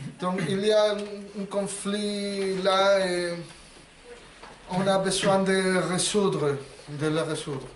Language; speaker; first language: French; non-native, learner; Spanish